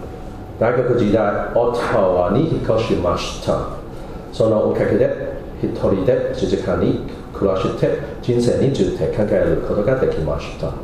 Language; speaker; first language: Japanese; non-native, fluent; English